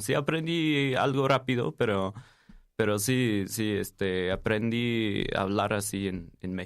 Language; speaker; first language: Spanish; non-native, fluent; English